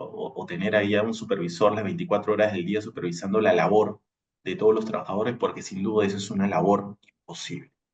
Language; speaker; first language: Spanish; native; Spanish